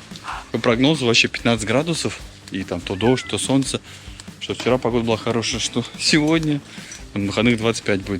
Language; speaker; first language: Russian; native; Russian